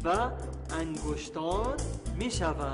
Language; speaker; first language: Persian; non-native, learner; Arabic